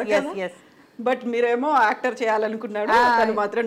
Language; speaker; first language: Telugu; native; Telugu